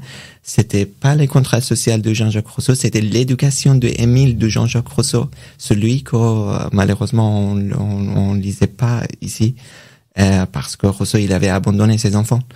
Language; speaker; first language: French; non-native, learner; Persian